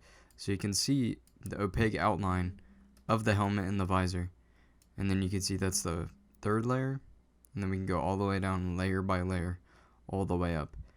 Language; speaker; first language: English; native; English